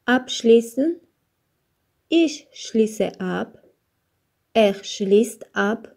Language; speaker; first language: German; non-native, fluent; Armenian